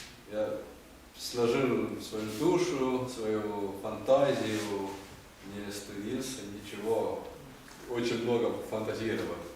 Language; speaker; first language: Russian; non-native, learner; Estonian